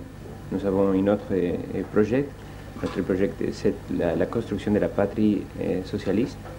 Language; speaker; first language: French; non-native, learner; Spanish